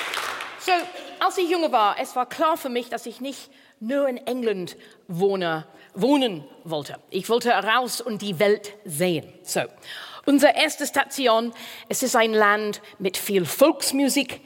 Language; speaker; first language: German; non-native, fluent; English